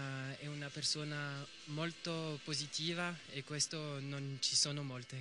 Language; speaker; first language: Italian; non-native, learner; French